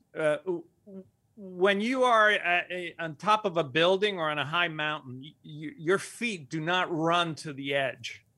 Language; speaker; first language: English; early bilingual, other home language; Spanish